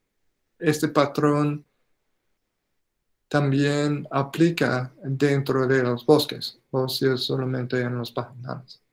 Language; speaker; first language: Spanish; non-native, fluent; English